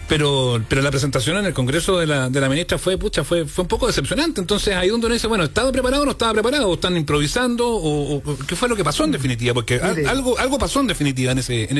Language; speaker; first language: Spanish; native; Spanish